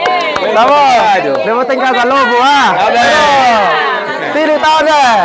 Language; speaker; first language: Portuguese; non-native, learner; Vietnamese